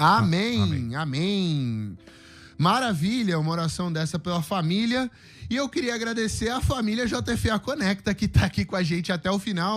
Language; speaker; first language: Portuguese; native; Portuguese